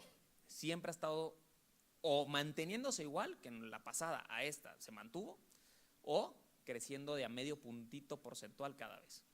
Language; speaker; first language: Spanish; native; Spanish